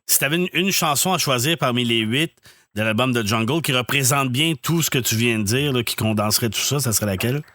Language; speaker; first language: French; native; French